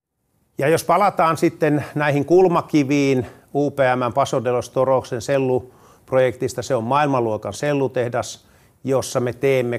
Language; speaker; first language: Finnish; native; Finnish